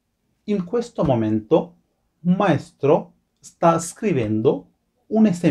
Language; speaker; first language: Italian; non-native, fluent; Sinhala